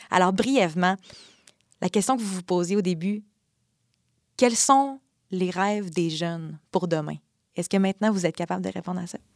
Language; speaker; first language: French; native; French